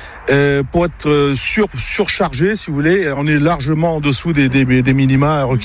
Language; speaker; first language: French; native; French